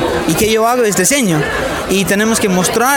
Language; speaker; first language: Spanish; non-native, fluent; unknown